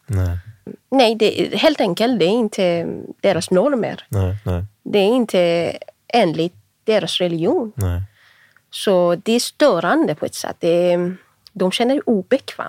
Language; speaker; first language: Swedish; non-native, fluent; Persian